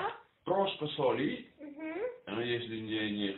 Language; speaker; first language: Polish; non-native, learner; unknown